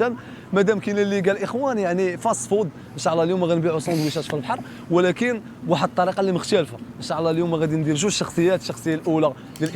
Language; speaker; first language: Arabic; native; Arabic